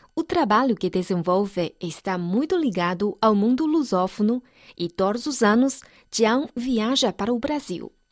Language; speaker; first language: Portuguese; non-native, fluent; Chinese